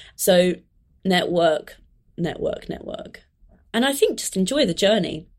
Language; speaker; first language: English; native; English